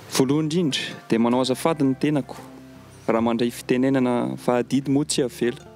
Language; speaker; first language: Malagasy; non-native, fluent; French